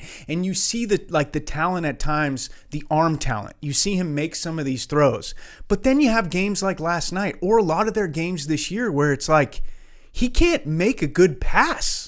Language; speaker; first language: English; native; English